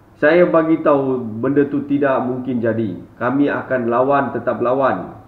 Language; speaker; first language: Malay; non-native, local second language; Tamil